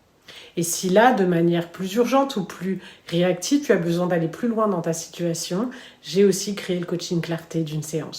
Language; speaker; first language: French; native; French